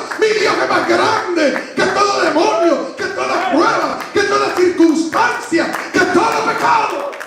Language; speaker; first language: Spanish; native; Spanish